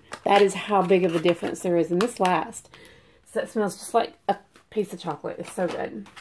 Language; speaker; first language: English; native; English